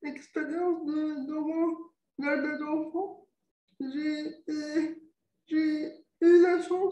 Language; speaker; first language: French; non-native, local second language; Arabic